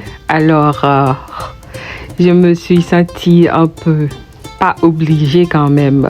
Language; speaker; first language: French; non-native, local second language; Haitian Creole